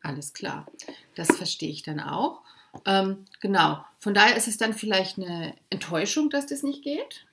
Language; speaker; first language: German; native; German